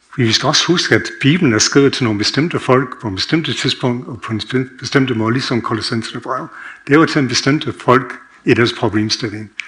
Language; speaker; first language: Danish; non-native, fluent; English